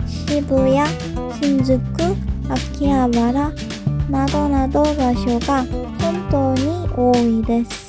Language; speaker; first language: Japanese; non-native, fluent; Korean